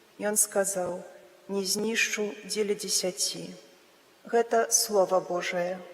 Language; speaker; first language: Belarusian; native; Belarusian